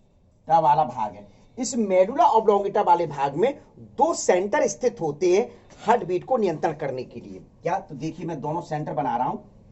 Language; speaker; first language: Hindi; native; Hindi